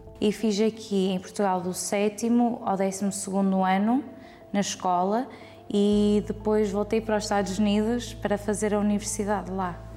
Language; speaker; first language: Portuguese; early bilingual, heritage; Portuguese